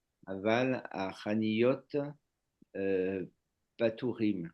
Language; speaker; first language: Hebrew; non-native, learner; French